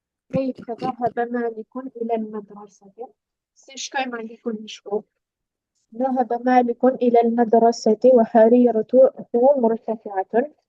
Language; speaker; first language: Arabic; non-native, learner; Albanian